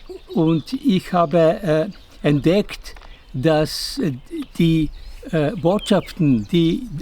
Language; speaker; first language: German; non-native, fluent; Slovenian